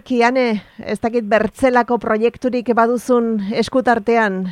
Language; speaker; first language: Basque; native; Basque